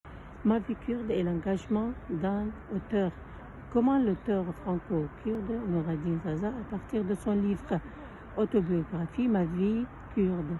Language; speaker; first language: French; non-native, fluent; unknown